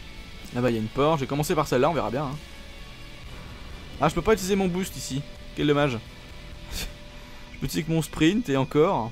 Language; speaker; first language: French; native; French